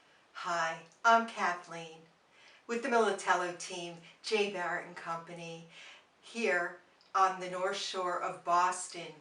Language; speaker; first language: English; native; English